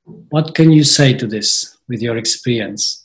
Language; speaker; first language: English; non-native, fluent; Czech